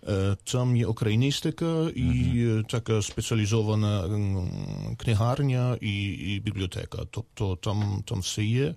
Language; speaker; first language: Ukrainian; non-native, learner; German